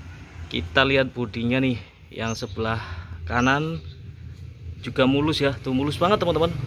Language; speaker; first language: Indonesian; native; Indonesian